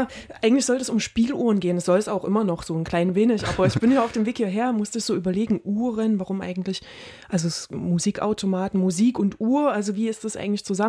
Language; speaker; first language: German; native; German